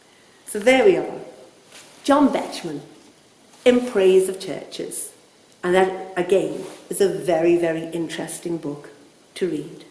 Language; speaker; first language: English; native; English